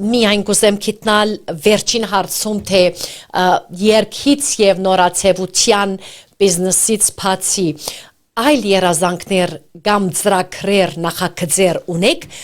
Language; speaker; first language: Armenian; early bilingual, heritage; Armenian